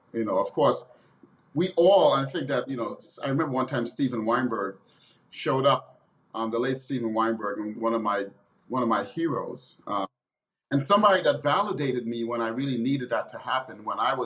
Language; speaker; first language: English; native; English